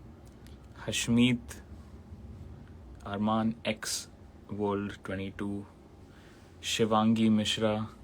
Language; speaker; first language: English; non-native, local second language; Hindi